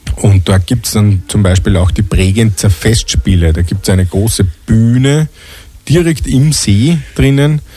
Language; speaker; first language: German; native; German